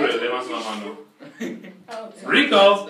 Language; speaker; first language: Spanish; non-native, fluent; English